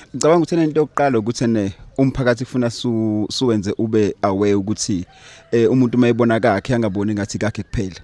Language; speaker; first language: Zulu; native; Zulu